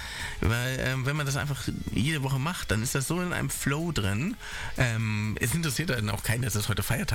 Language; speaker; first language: German; native; German